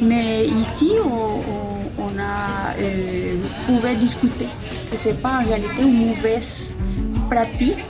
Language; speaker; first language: French; non-native, learner; Spanish